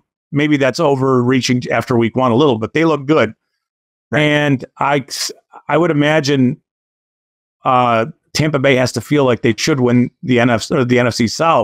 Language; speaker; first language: English; native; English